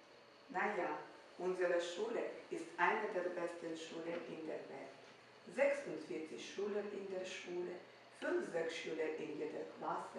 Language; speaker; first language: German; non-native, fluent; Ukrainian